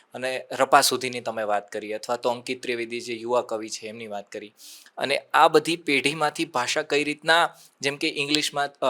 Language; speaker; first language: Gujarati; native; Gujarati